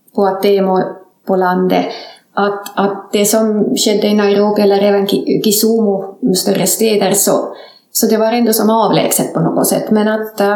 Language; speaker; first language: Swedish; non-native, fluent; Estonian